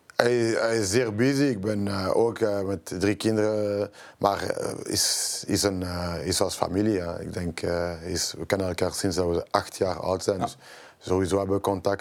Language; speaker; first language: Dutch; non-native, local second language; French